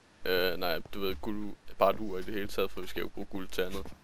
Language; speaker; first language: Danish; native; Danish